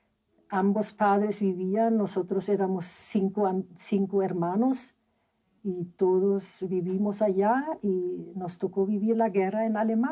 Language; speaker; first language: Spanish; non-native, fluent; German